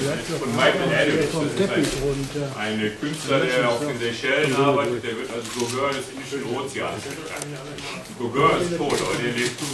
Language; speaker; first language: German; native; German